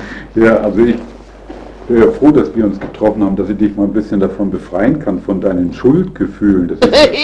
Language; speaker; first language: German; native; German